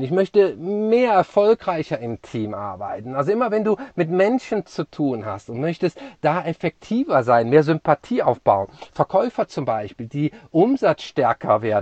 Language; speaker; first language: German; native; German